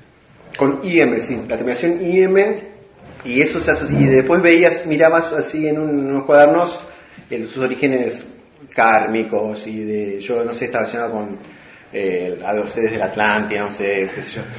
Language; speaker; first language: Spanish; native; Spanish